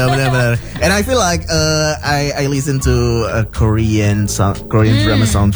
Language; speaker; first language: English; non-native, learner; Indonesian